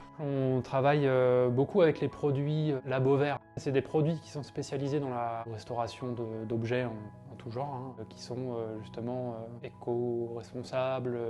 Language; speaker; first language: French; native; French